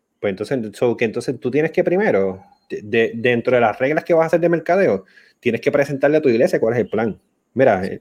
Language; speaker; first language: Spanish; native; Spanish